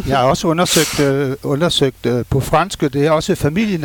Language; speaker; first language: Danish; non-native, fluent; French